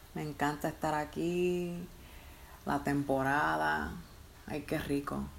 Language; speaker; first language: Spanish; early bilingual, heritage; Spanish